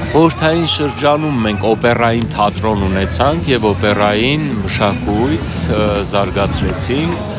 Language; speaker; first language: Armenian; native; Armenian